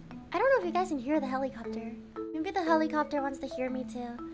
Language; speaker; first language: English; native; English